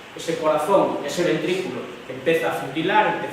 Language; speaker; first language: Spanish; non-native, local second language; Galician